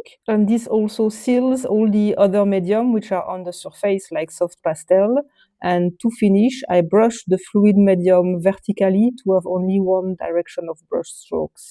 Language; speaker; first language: English; non-native, fluent; French